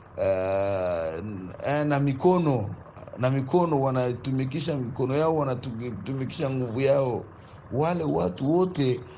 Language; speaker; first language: Swahili; native; Swahili